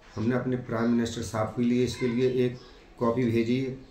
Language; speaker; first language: Hindi; native; Hindi